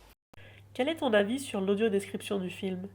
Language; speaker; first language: French; native; French